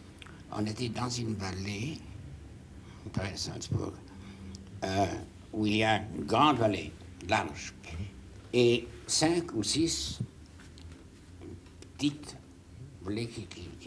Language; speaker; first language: French; non-native, fluent; German